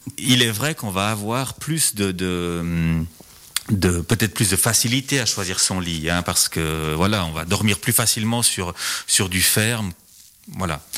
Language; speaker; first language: French; native; French